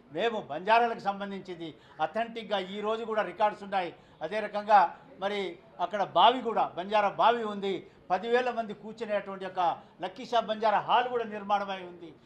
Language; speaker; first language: Telugu; non-native, local second language; Lambadi